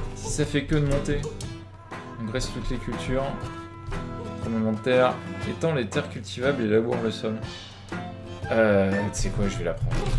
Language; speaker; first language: French; native; French